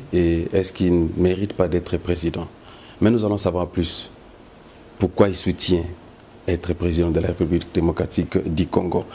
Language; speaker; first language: French; non-native, local second language; Lingala